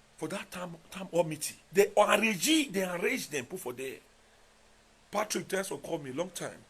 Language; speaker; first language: Nigerian Pidgin; native; Nigerian Pidgin